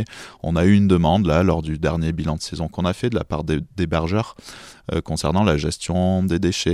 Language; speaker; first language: French; native; French